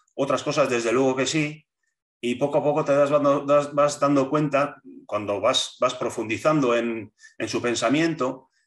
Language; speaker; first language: Spanish; native; Spanish